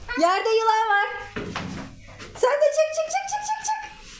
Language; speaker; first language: Turkish; native; Turkish